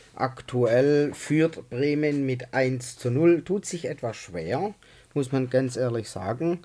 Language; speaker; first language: German; native; German